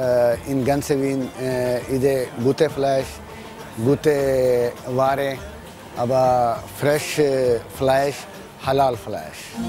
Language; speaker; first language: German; non-native, learner; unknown